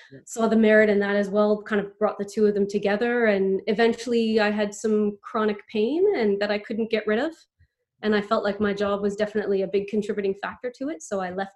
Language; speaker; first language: English; native; English